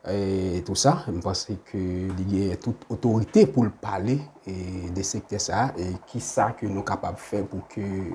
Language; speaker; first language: French; non-native, local second language; Haitian Creole